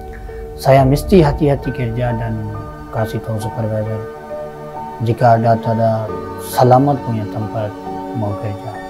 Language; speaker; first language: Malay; non-native, learner; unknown